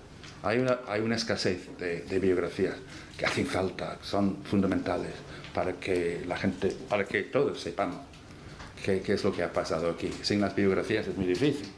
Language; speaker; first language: Spanish; non-native, fluent; English